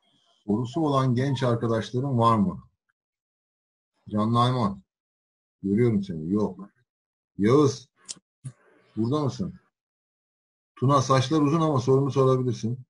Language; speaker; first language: Turkish; native; Turkish